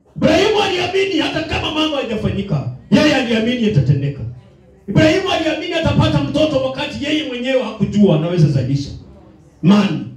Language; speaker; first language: Swahili; non-native, local second language; Luyia